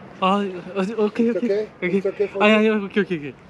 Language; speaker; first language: English; non-native, learner; Korean